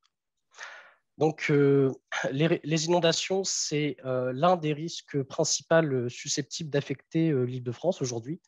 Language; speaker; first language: French; native; French